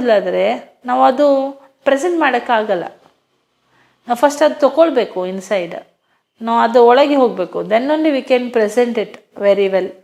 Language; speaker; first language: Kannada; non-native, local second language; Hindi